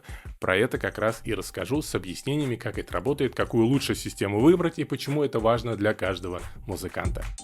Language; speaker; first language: Russian; native; Russian